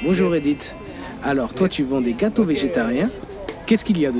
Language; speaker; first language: French; native; French